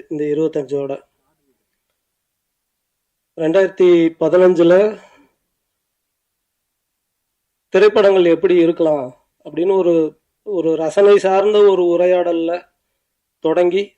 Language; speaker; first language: Tamil; native; Tamil